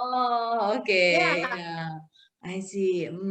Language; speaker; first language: English; non-native, fluent; Indonesian